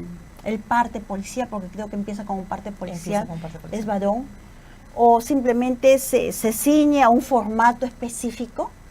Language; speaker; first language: Spanish; native; Spanish